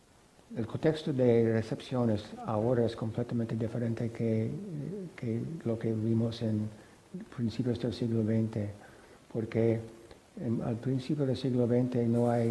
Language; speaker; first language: Spanish; non-native, fluent; English